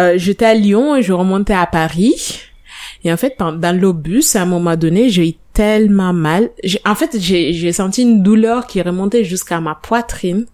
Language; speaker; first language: French; non-native, fluent; Italian